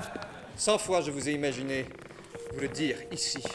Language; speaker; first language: French; native; French